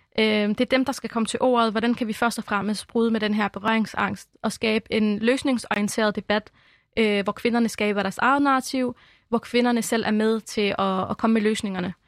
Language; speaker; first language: Danish; early bilingual, other home language; Arabic